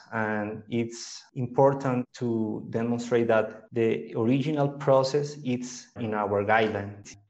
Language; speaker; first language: English; non-native, fluent; Spanish